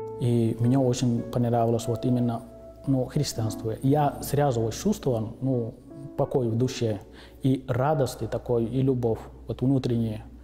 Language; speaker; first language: Russian; non-native, fluent; Arabic